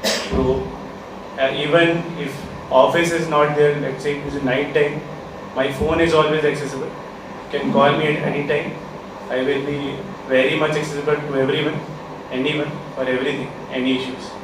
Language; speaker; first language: English; non-native, local second language; Hindi